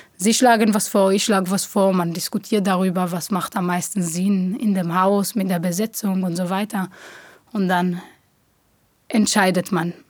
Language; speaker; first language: German; non-native, fluent; Hebrew